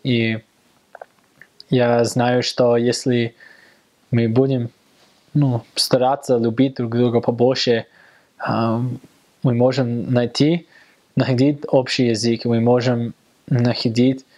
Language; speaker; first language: Russian; non-native, learner; English